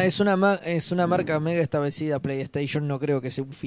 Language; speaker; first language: Spanish; native; Spanish